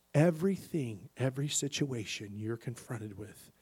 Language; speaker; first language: English; native; English